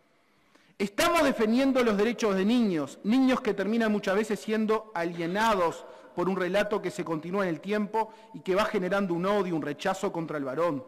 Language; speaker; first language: Spanish; native; Spanish